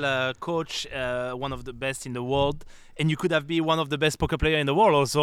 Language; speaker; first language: English; non-native, fluent; French